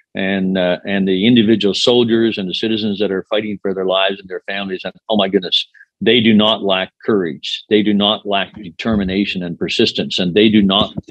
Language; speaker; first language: English; native; English